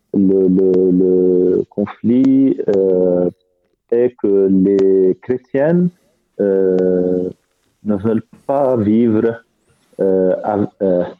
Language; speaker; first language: French; non-native, fluent; Arabic